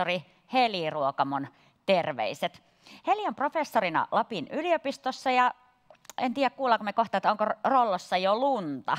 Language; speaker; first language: Finnish; native; Finnish